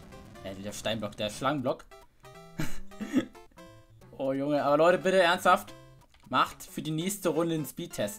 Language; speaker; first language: German; native; German